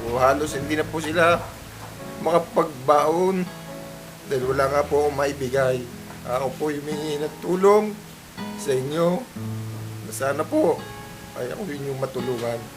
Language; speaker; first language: Filipino; native; Filipino